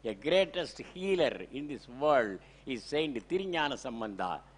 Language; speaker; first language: English; non-native, local second language; Tamil